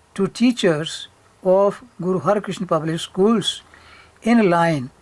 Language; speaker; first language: English; non-native, local second language; Punjabi